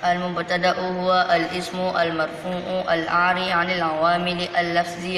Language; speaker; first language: Arabic; non-native, learner; Indonesian